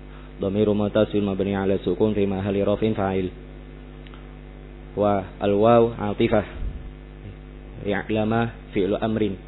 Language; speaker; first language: Arabic; non-native, learner; Indonesian